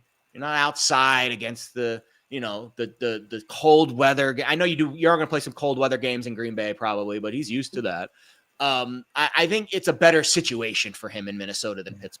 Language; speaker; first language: English; native; English